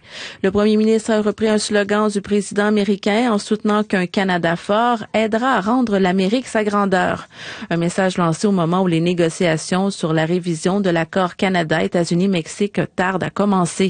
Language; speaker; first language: French; native; French